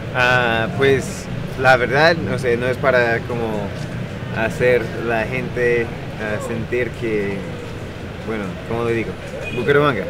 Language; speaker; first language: Spanish; non-native, fluent; English